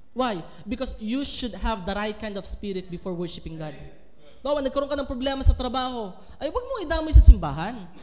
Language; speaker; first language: Filipino; native; Filipino